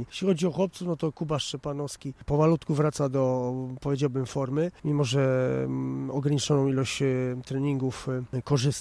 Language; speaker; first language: Polish; native; Polish